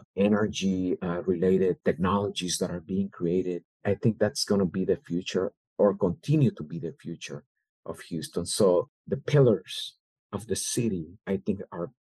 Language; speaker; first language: English; early bilingual, other home language; Spanish